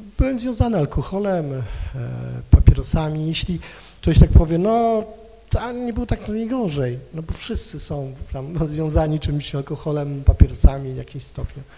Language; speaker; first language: Polish; non-native, local second language; Kashubian